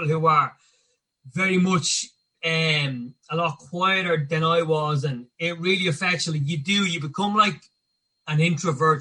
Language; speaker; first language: English; native; English